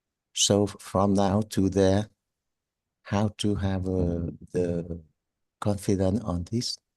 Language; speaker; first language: English; non-native, learner; Vietnamese